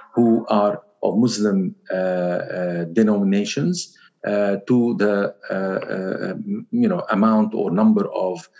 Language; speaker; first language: English; non-native, fluent; Arabic